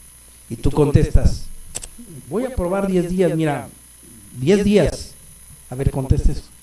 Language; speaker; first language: Spanish; native; Spanish